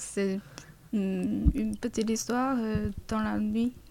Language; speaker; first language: French; non-native, learner; Chinese